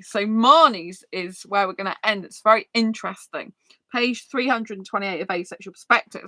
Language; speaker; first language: English; native; English